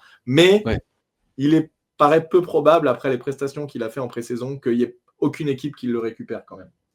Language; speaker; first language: French; native; French